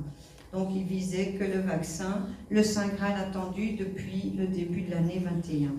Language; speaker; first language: French; native; French